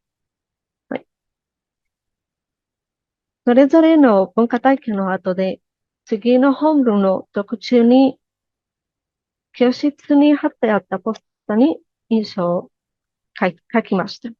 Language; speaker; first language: Japanese; non-native, learner; Spanish